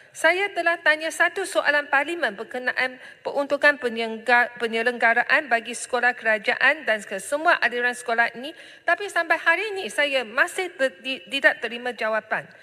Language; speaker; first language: Malay; non-native, local second language; Chinese